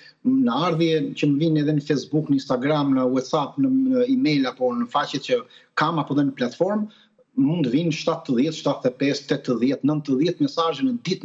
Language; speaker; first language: Albanian; native; Albanian